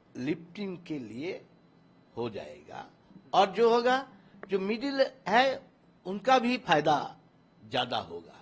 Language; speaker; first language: Hindi; non-native, local second language; Bangla